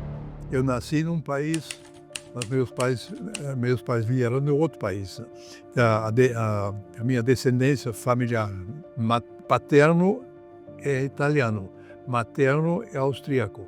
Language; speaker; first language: Portuguese; non-native, fluent; German